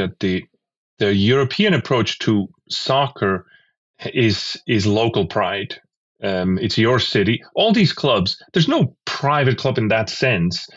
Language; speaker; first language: English; non-native, fluent; Swiss German